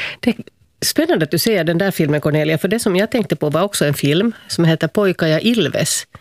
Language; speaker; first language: Swedish; native; Swedish